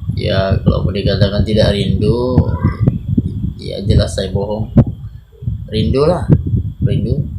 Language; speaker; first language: Indonesian; early bilingual, heritage; Indonesian